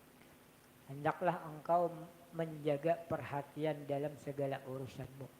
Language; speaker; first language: Indonesian; non-native, local second language; Banjar